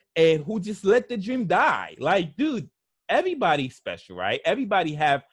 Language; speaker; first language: English; early bilingual, other home language; Haitian Creole